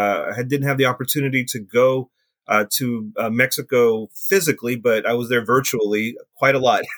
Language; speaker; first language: English; native; English